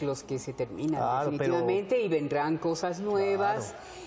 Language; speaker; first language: Spanish; early bilingual, heritage; Spanish